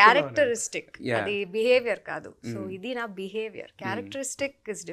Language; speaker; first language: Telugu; non-native, local second language; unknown